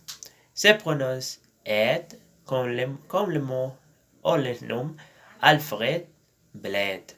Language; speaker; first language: French; non-native, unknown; Spanish